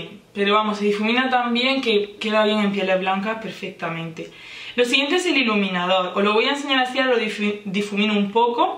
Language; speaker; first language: Spanish; native; Spanish